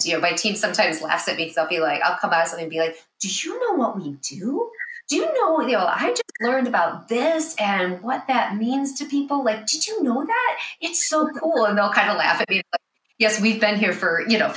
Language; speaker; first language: English; native; English